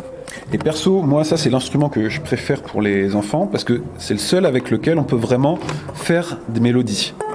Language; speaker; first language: French; native; French